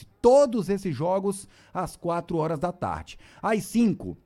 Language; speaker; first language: Portuguese; native; Portuguese